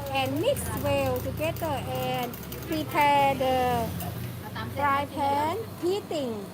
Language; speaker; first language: English; non-native, learner; Thai